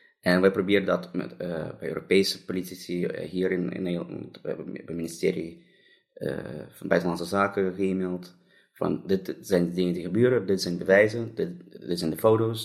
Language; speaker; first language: Dutch; non-native, fluent; Russian